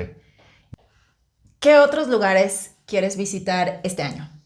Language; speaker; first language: Spanish; native; Spanish